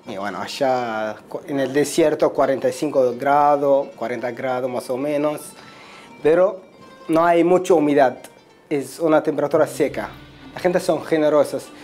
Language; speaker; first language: Spanish; non-native, fluent; Arabic